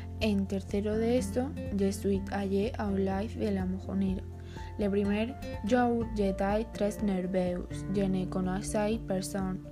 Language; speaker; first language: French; non-native, learner; Spanish